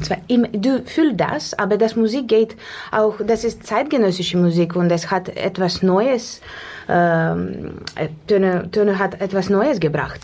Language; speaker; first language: German; non-native, learner; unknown